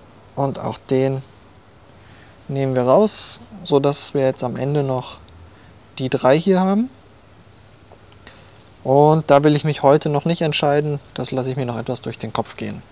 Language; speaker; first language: German; native; German